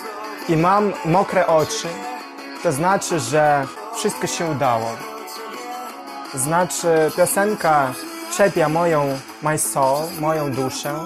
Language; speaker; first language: Polish; non-native, learner; Ukrainian